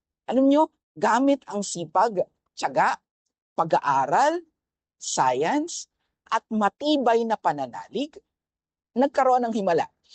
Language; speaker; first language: Filipino; native; Filipino